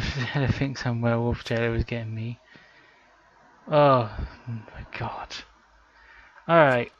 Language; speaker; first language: English; native; English